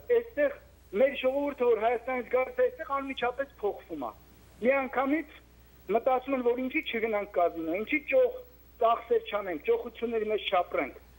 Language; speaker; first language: Armenian; native; Armenian